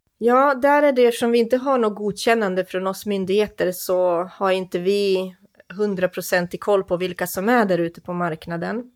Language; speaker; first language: Swedish; non-native, fluent; Croatian